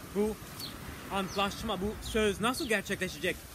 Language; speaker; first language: Turkish; non-native, fluent; English